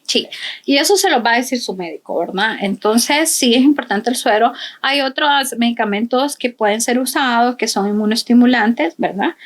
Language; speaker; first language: Spanish; native; Spanish